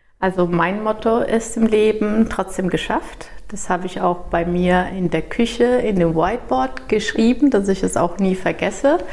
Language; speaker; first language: German; non-native, fluent; Portuguese